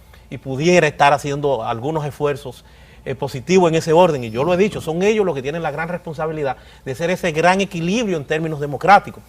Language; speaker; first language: Spanish; native; Spanish